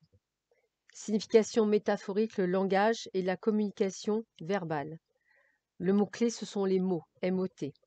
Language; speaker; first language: French; native; French